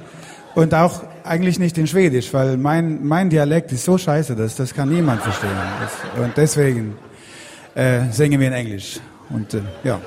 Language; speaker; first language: German; non-native, learner; Swedish